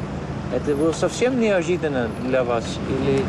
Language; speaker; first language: Russian; non-native, learner; Dutch